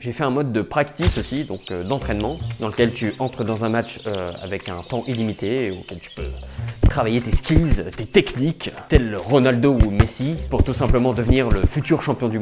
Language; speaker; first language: French; native; French